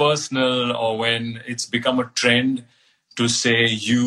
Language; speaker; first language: English; non-native, local second language; Hindi